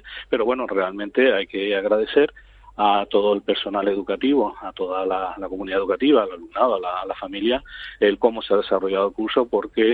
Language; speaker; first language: Spanish; native; Spanish